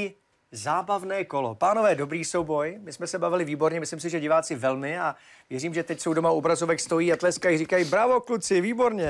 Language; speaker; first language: Czech; native; Czech